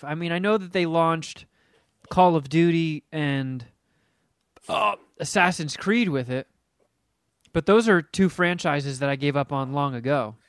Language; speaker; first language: English; native; English